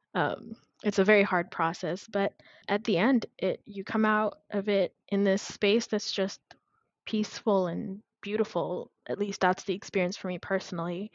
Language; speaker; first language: English; non-native, fluent; Amharic